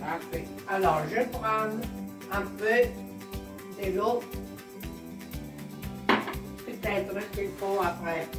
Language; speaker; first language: French; non-native, learner; Italian